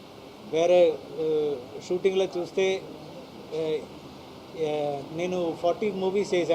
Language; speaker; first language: Telugu; non-native, fluent; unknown